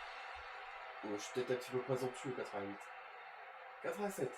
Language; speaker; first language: French; native; French